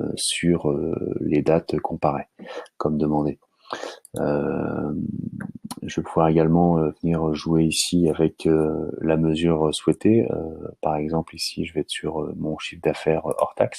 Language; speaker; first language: French; native; French